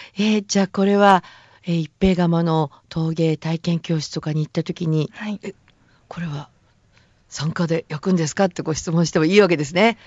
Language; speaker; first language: Japanese; native; Japanese